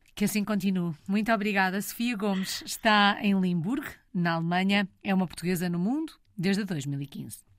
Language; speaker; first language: Portuguese; native; Portuguese